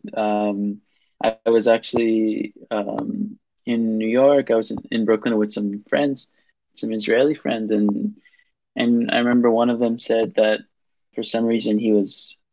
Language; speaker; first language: English; non-native, fluent; Hebrew